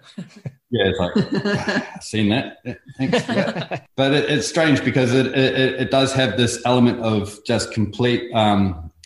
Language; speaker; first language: English; native; English